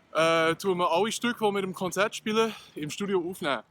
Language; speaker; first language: German; native; German